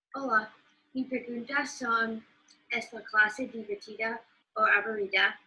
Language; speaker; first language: Spanish; non-native, learner; English